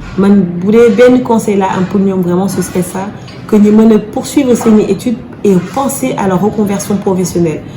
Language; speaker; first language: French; early bilingual, other home language; Wolof